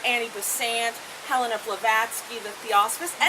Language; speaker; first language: English; native; English